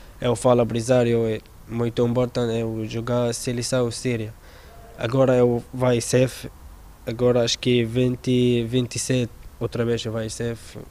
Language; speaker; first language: Portuguese; non-native, learner; Arabic